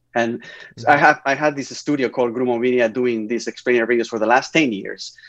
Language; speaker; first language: English; non-native, fluent; Spanish